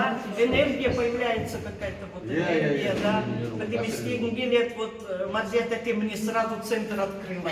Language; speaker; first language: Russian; non-native, local second language; Kazakh